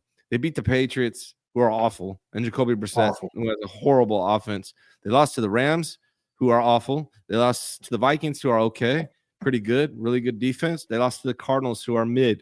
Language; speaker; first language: English; native; English